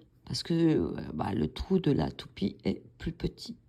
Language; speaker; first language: French; native; French